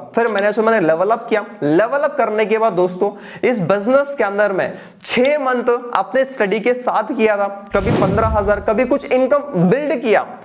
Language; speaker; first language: Hindi; non-native, local second language; Telugu